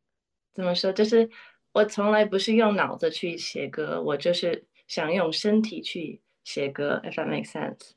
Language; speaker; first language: Chinese; early bilingual, other home language; English